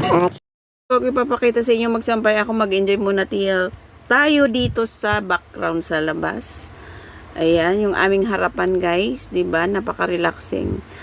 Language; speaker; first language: Filipino; native; Filipino